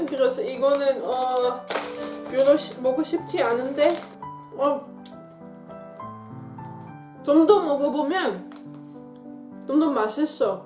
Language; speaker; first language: Korean; non-native, fluent; Dutch